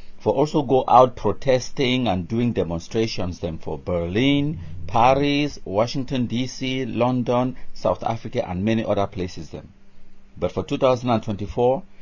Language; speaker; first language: Nigerian Pidgin; native; Nigerian Pidgin